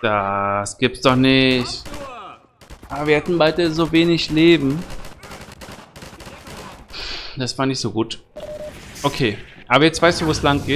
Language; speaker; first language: German; native; German